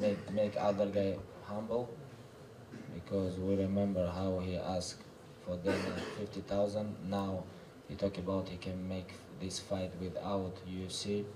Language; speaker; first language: English; non-native, learner; Russian